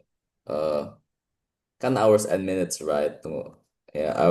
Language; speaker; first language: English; non-native, fluent; Indonesian